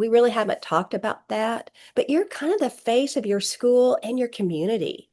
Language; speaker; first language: English; native; English